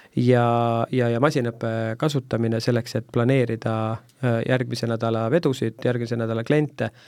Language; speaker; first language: Estonian; native; Estonian